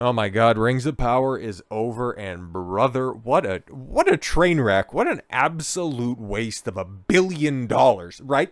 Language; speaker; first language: English; native; English